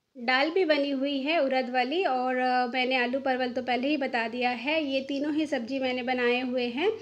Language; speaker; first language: Hindi; non-native, local second language; Bangla